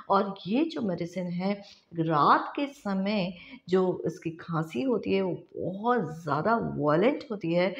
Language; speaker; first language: Hindi; non-native, local second language; Marathi